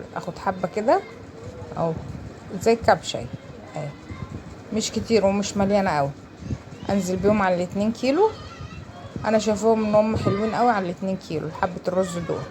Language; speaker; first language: Arabic; native; Arabic